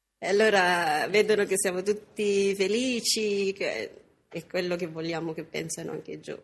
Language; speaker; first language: Italian; non-native, fluent; Filipino